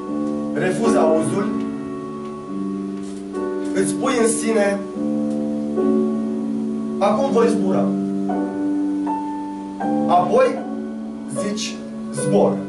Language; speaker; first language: Romanian; native; Romanian